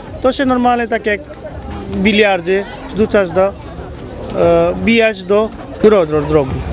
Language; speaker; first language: Polish; non-native, learner; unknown